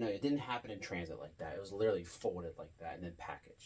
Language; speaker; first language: English; native; English